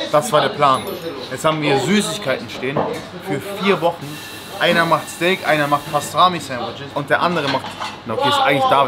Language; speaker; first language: German; native; German